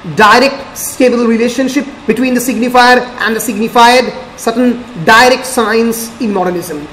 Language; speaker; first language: English; non-native, local second language; Bangla